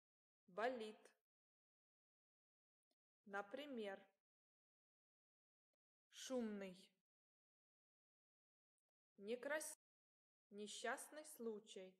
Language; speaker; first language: Russian; non-native, learner; English